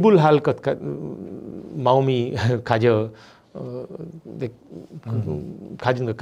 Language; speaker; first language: Korean; non-native, fluent; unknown